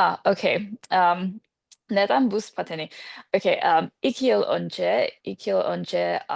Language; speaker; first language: Turkish; non-native, learner; English